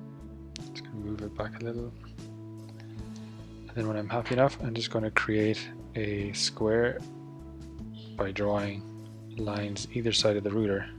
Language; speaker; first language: English; native; English